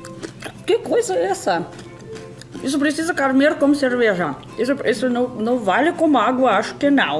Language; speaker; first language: Portuguese; non-native, fluent; Russian